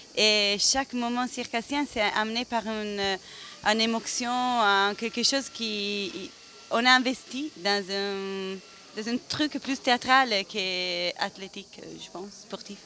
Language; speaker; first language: French; non-native, learner; Italian